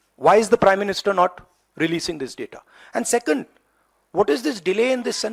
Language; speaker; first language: English; non-native, local second language; Hindi